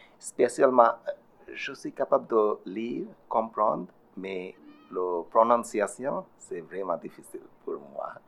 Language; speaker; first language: French; non-native, learner; Bangla